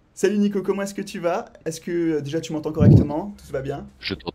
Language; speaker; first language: French; native; French